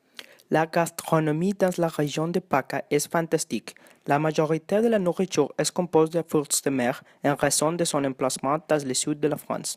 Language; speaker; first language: French; non-native, learner; Spanish